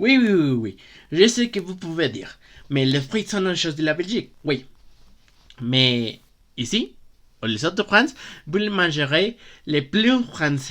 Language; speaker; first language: French; non-native, learner; Spanish